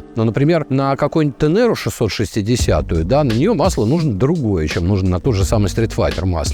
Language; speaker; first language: Russian; native; Russian